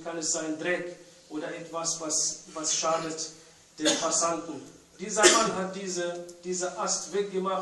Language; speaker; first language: German; non-native, fluent; Arabic